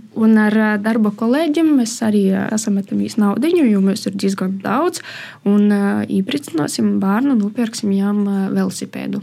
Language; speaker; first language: Latvian; native; Latvian